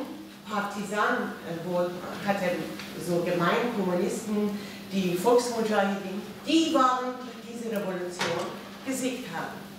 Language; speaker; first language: German; non-native, fluent; Persian